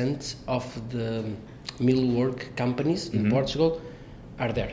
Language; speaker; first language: English; non-native, fluent; Portuguese